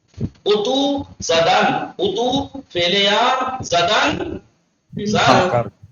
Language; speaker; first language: Persian; non-native, fluent; Urdu